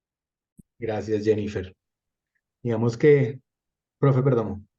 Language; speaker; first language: Spanish; native; Spanish